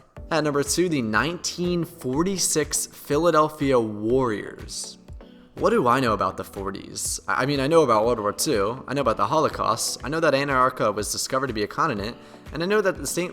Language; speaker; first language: English; native; English